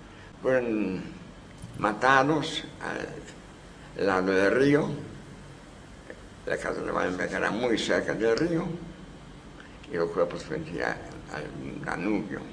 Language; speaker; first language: Spanish; non-native, fluent; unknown